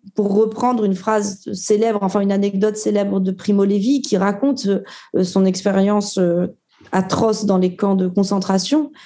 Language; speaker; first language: French; native; French